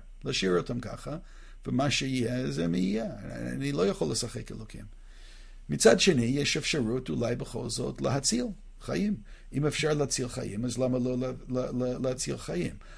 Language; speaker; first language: Hebrew; non-native, fluent; English